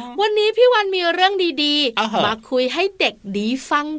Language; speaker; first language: Thai; native; Thai